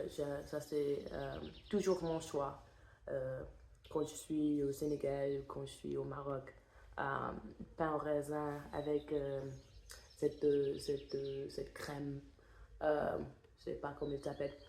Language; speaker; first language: French; non-native, fluent; English